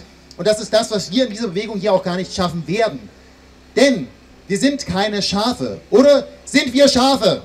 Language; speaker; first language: German; native; German